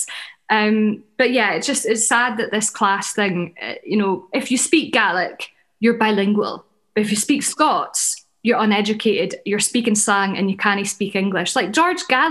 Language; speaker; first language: English; native; English